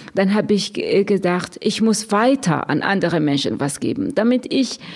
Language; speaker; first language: German; non-native, fluent; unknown